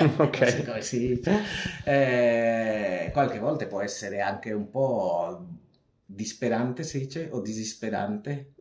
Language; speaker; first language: Italian; non-native, fluent; French